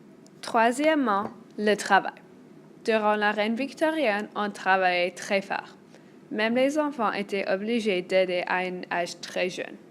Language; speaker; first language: French; non-native, local second language; English